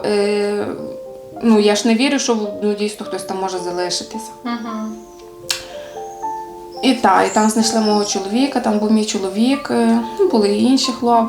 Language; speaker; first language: Ukrainian; native; Ukrainian